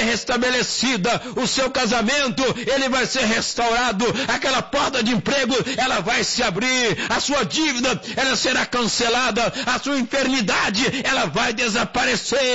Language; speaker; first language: Portuguese; native; Portuguese